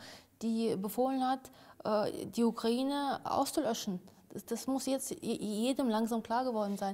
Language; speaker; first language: German; non-native, fluent; Russian